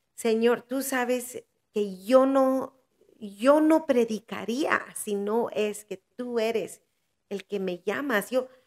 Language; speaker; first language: Spanish; early bilingual, heritage; Spanish